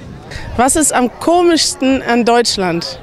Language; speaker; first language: German; native; German